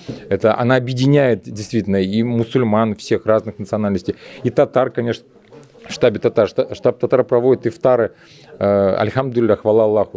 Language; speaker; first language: Russian; native; Russian